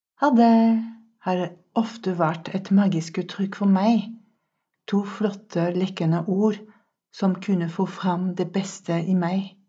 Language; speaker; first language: Norwegian; non-native, fluent; French